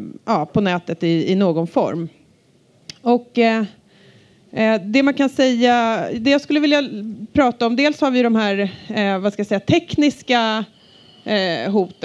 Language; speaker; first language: Swedish; native; Swedish